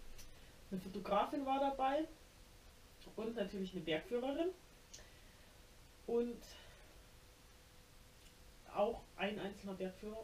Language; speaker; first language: German; native; German